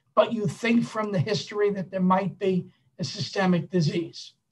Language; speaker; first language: English; native; English